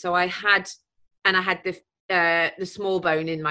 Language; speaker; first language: English; native; English